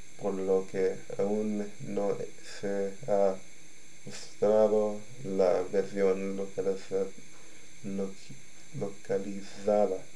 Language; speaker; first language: Spanish; non-native, learner; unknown